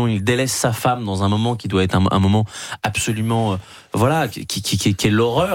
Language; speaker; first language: French; native; French